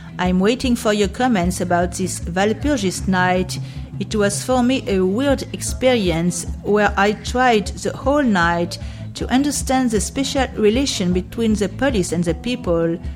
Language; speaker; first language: English; non-native, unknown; French